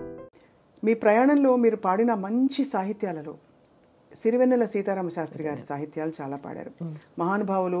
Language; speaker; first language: Telugu; native; Telugu